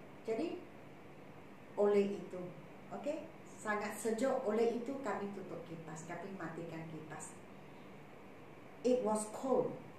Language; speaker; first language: Malay; non-native, local second language; Chinese